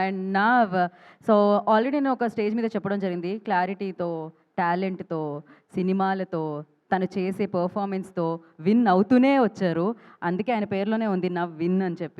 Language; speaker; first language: Telugu; native; Telugu